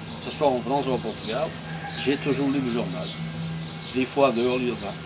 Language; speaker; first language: French; non-native, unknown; Portuguese